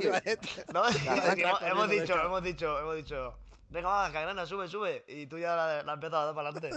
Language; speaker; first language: Spanish; native; Spanish